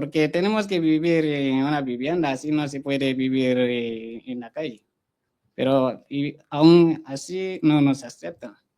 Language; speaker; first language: Spanish; non-native, fluent; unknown